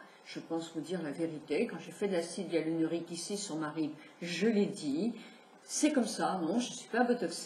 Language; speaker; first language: French; native; French